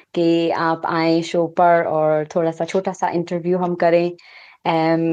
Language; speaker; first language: Urdu; early bilingual, heritage; Urdu